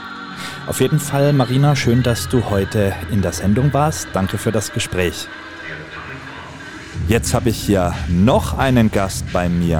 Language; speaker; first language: German; native; German